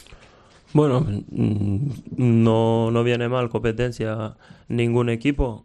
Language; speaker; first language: Spanish; non-native, fluent; Serbian